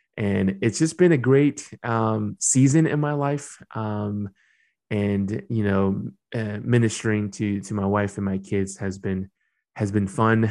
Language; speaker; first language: English; early bilingual, other home language; Burmese